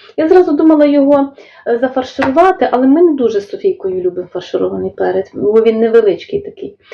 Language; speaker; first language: Ukrainian; native; Ukrainian